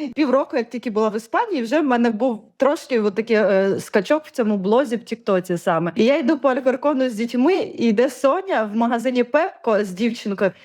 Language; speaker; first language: Ukrainian; non-native, local second language; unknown